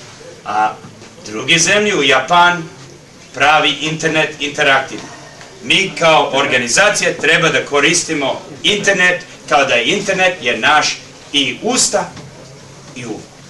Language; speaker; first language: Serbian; early bilingual, heritage; Serbian